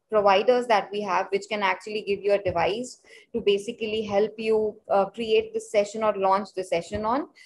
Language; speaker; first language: English; non-native, local second language; Hindi